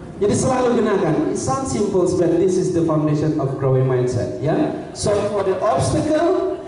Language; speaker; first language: English; non-native, fluent; Indonesian